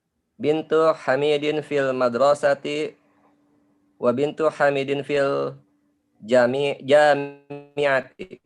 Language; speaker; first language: Arabic; non-native, learner; Indonesian